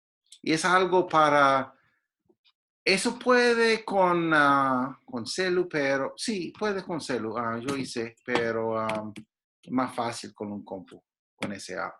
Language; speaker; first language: Spanish; non-native, fluent; English